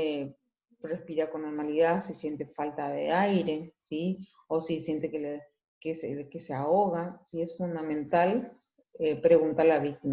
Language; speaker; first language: Spanish; native; Spanish